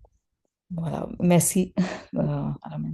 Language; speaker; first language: French; non-native, learner; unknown